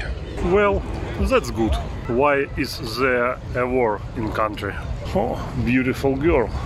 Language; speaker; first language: English; non-native, learner; Russian